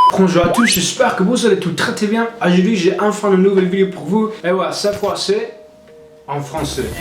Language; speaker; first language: French; non-native, fluent; English